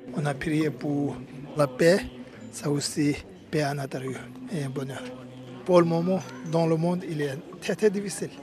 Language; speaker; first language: French; early bilingual, other home language; Tibetan